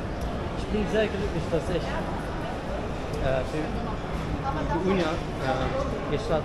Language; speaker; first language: German; non-native, learner; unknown